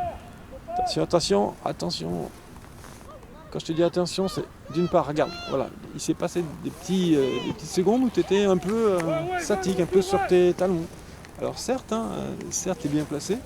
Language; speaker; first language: French; native; French